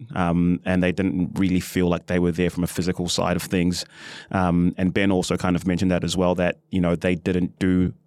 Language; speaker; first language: English; native; English